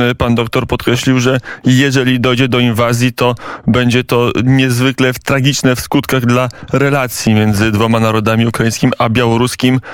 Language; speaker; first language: Polish; native; Polish